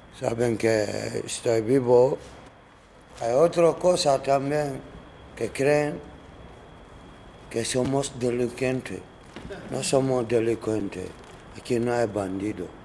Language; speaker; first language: Spanish; non-native, learner; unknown